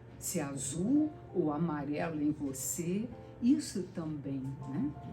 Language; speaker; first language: Portuguese; native; Portuguese